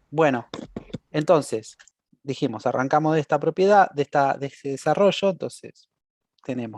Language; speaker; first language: Spanish; native; Spanish